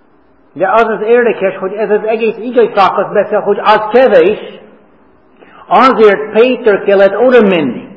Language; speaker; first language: Hungarian; non-native, fluent; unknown